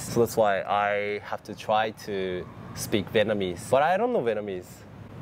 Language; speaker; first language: English; non-native, fluent; Japanese